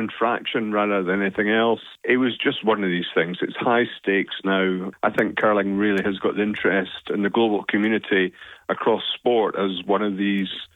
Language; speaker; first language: English; native; English